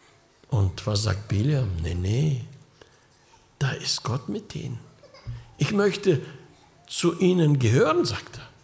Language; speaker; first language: German; early bilingual, heritage; German